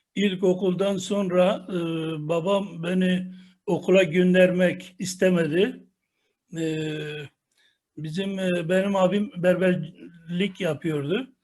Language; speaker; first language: Turkish; non-native, local second language; Kurdish